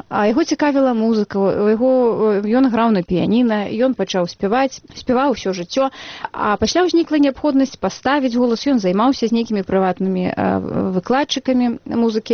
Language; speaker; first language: Belarusian; native; Belarusian